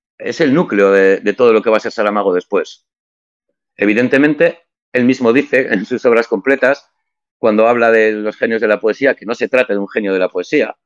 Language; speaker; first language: Spanish; native; Spanish